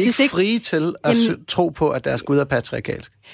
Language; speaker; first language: Danish; native; Danish